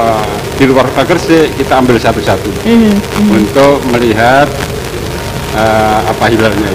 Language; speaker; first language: Indonesian; native; Indonesian